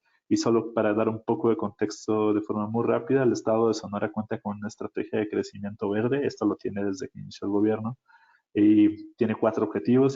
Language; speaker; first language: Spanish; native; Spanish